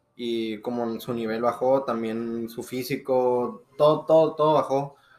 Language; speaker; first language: Spanish; native; Spanish